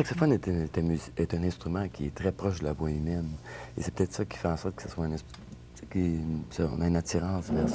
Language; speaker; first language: French; native; French